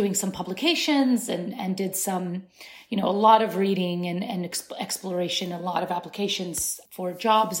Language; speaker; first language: English; early bilingual, other home language; Arabic